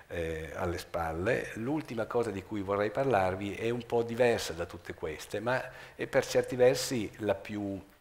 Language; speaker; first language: Italian; native; Italian